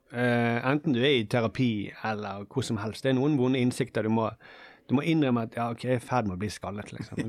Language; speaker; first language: Norwegian; native; Norwegian